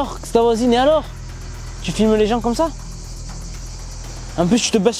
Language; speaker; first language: French; native; French